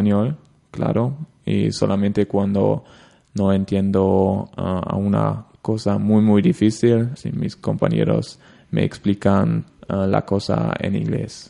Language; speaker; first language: Spanish; non-native, learner; German